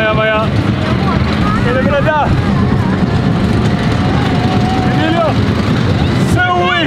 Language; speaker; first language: Swedish; native; Swedish